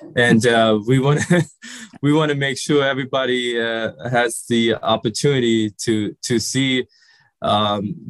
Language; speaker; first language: English; early bilingual, other home language; Sinhala